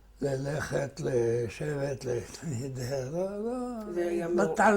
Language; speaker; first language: Hebrew; non-native, fluent; Yiddish